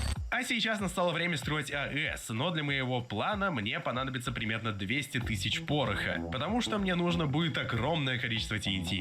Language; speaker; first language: Russian; native; Russian